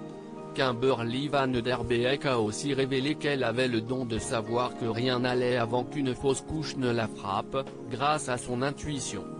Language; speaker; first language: French; native; French